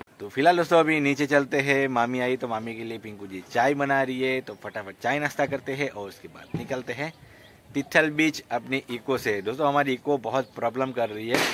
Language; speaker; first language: Hindi; non-native, local second language; Gujarati